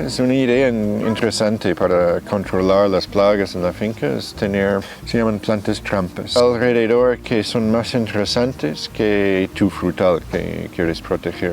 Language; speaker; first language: Spanish; non-native, fluent; English